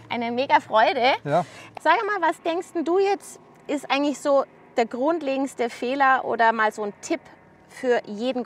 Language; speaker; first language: German; native; German